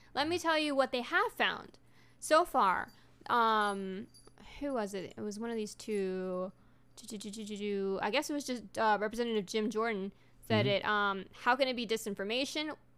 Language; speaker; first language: English; early bilingual, other home language; Spanish